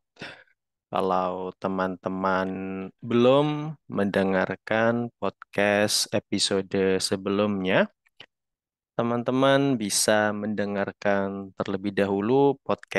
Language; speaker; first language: Indonesian; native; Indonesian